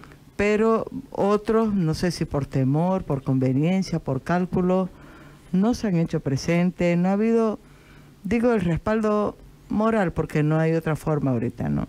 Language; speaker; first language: Spanish; native; Spanish